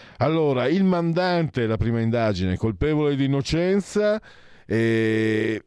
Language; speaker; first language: Italian; native; Italian